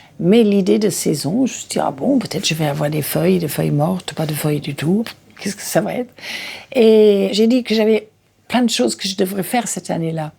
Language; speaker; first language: French; non-native, fluent; English